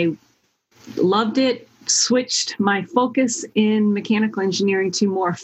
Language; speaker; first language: English; native; English